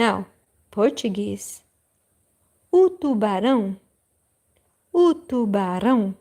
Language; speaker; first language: Portuguese; non-native, fluent; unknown